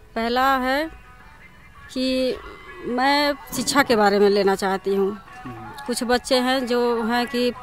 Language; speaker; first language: Hindi; non-native, local second language; Bhojpuri